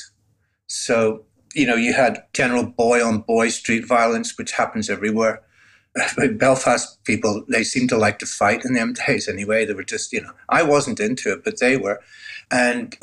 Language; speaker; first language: English; native; English